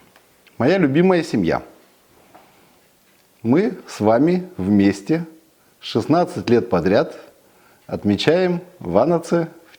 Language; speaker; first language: Russian; native; Russian